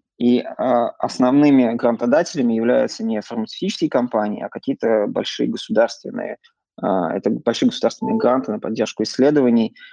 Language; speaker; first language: Russian; native; Russian